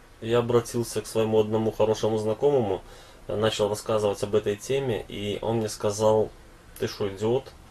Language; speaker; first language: Russian; native; Russian